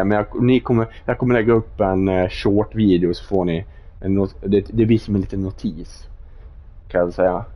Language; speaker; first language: Swedish; native; Swedish